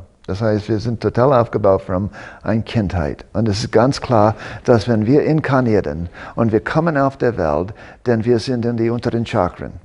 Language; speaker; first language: German; non-native, fluent; English